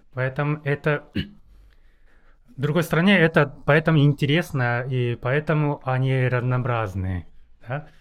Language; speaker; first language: Russian; non-native, learner; Japanese